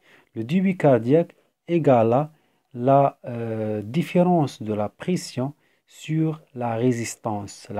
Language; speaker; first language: French; non-native, fluent; Arabic